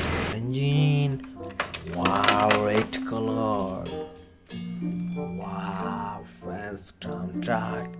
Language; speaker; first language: English; non-native, learner; Indonesian